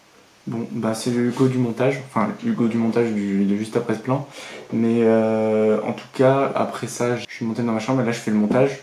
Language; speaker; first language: French; native; French